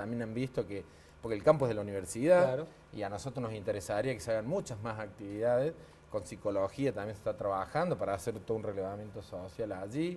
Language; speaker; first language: Spanish; native; Spanish